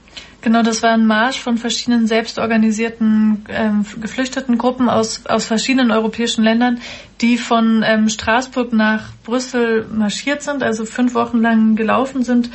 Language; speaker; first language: German; native; German